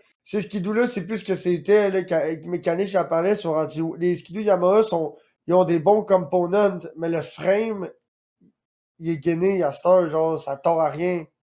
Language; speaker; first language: French; native; French